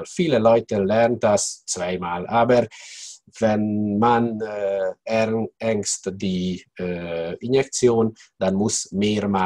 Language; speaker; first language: German; non-native, learner; Hungarian